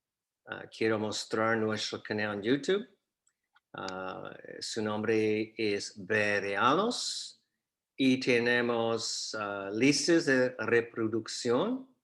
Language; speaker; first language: Spanish; non-native, fluent; English